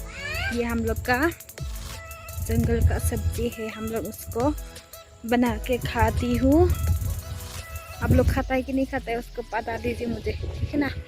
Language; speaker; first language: Hindi; non-native, local second language; Bodo